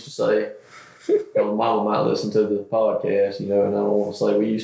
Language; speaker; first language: English; native; English